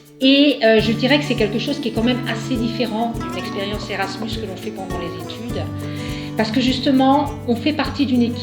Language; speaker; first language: French; non-native, fluent; Italian